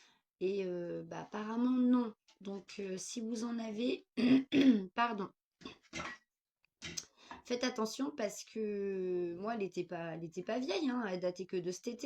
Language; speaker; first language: French; native; French